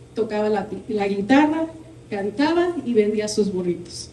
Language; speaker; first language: Spanish; early bilingual, heritage; Spanish